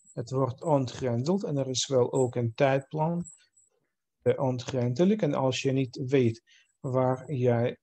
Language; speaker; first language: Dutch; non-native, fluent; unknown